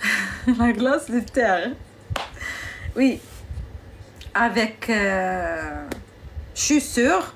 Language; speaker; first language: French; non-native, learner; Arabic